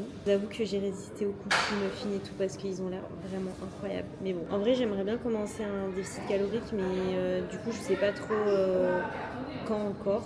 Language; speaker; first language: French; native; French